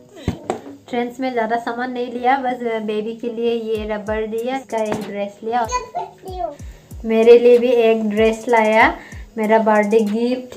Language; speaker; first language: Hindi; non-native, local second language; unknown